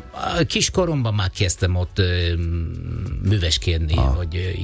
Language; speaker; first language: Hungarian; non-native, fluent; Italian